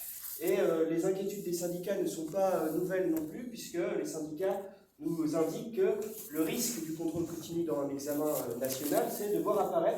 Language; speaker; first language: French; native; French